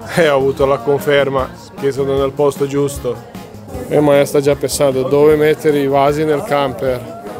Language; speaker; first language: Italian; non-native, fluent; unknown